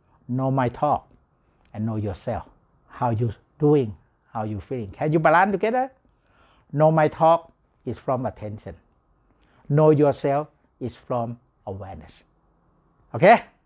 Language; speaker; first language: English; non-native, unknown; Thai